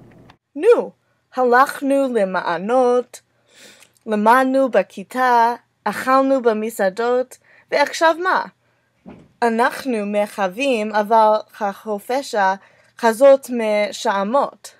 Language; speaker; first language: Hebrew; non-native, learner; English